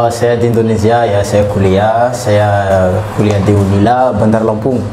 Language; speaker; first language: Indonesian; non-native, learner; Malagasy